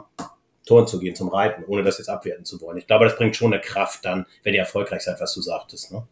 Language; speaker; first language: German; native; German